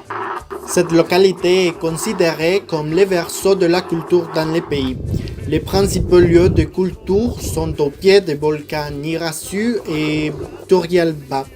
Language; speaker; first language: French; non-native, fluent; Spanish